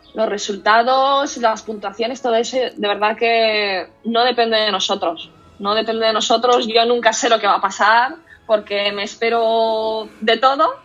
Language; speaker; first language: Spanish; early bilingual, other home language; Russian